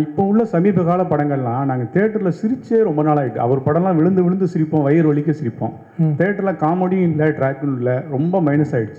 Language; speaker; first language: Tamil; native; Tamil